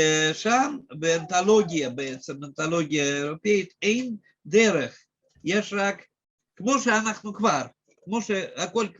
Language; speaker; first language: Hebrew; non-native, fluent; Russian